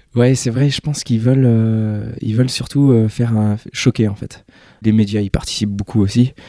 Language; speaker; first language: French; early bilingual, other home language; English